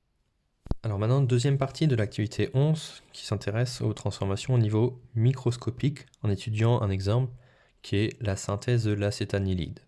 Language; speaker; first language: French; native; French